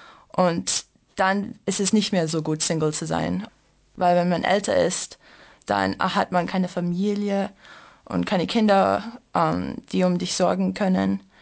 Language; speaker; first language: German; non-native, fluent; English